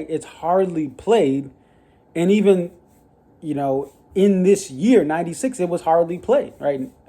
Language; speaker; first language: English; native; English